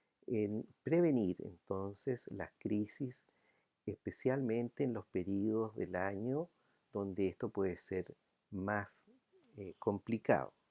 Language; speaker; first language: Spanish; native; Spanish